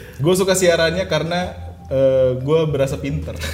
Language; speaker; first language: Indonesian; native; Indonesian